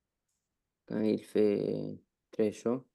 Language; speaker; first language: French; non-native, learner; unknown